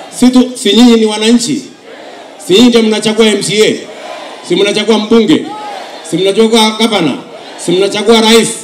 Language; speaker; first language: Swahili; non-native, local second language; Kalenjin